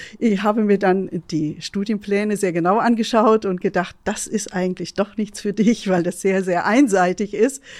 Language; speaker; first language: German; native; German